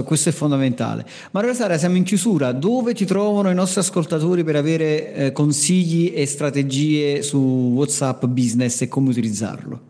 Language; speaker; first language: Italian; native; Italian